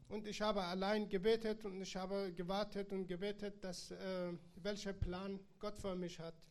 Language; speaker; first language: German; non-native, learner; Persian